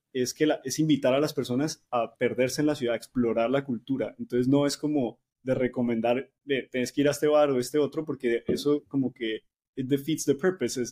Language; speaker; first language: Spanish; native; Spanish